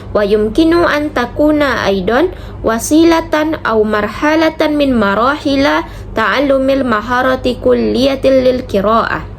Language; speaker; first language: Arabic; non-native, learner; Indonesian